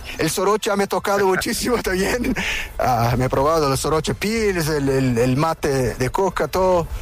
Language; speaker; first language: Spanish; non-native, fluent; Portuguese